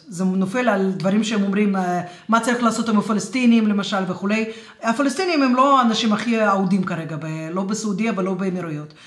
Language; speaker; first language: Hebrew; non-native, fluent; Russian